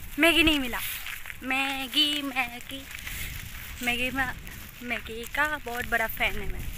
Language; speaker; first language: Hindi; non-native, local second language; Bodo